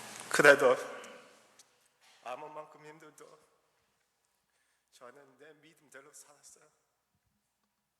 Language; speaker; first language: Korean; early bilingual, heritage; Korean